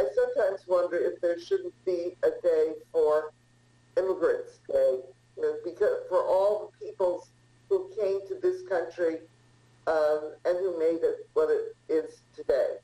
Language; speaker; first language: English; early bilingual, other home language; Italian